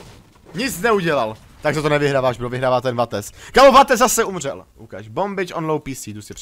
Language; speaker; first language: Czech; native; Czech